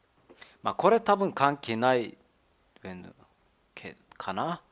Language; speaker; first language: Japanese; non-native, learner; German